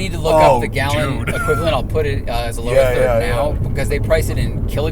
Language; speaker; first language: English; native; English